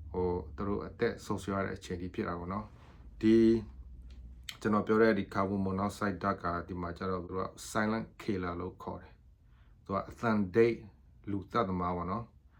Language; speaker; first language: Burmese; non-native, local second language; S'gaw Karen